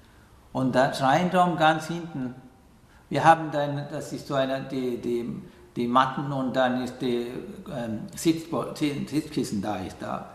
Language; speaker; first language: German; non-native, fluent; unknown